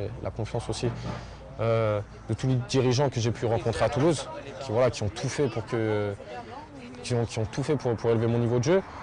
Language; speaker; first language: French; native; French